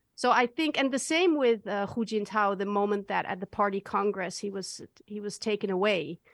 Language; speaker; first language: English; non-native, fluent; Dutch